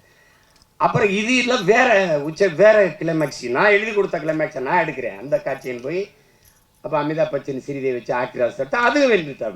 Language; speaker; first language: Tamil; native; Tamil